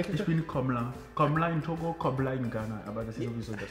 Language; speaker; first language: German; non-native, fluent; Ewe